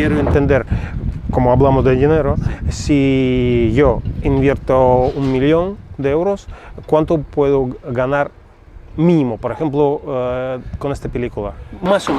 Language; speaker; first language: Spanish; non-native, fluent; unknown